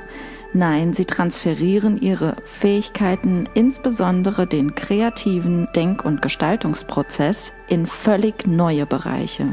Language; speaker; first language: German; native; German